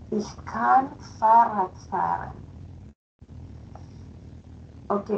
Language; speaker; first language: German; non-native, fluent; Spanish